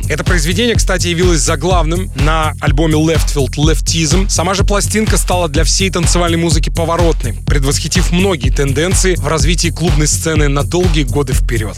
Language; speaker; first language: Russian; native; Russian